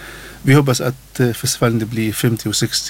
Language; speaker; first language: Swedish; non-native, learner; Arabic